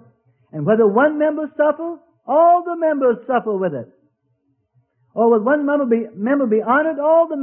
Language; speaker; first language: English; native; English